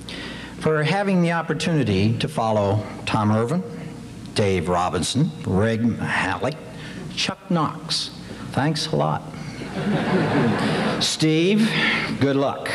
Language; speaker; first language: English; native; English